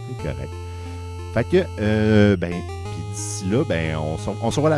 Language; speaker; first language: French; native; French